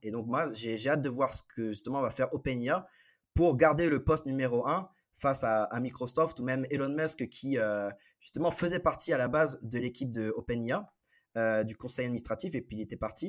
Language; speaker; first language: French; native; French